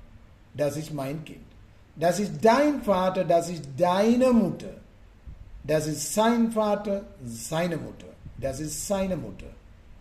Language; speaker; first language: German; non-native, fluent; Sinhala